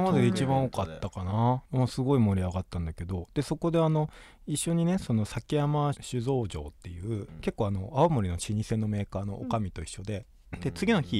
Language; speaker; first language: Japanese; native; Japanese